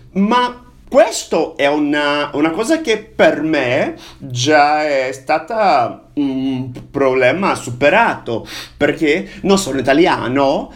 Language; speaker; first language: Italian; non-native, fluent; Portuguese